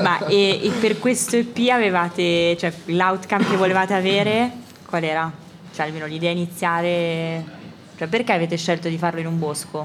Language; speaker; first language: Italian; native; Italian